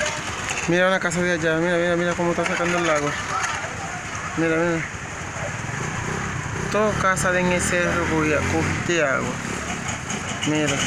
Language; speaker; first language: Spanish; non-native, learner; Haitian Creole